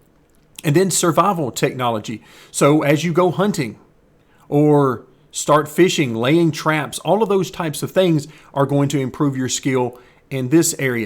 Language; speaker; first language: English; native; English